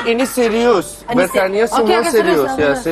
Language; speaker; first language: Indonesian; non-native, learner; Persian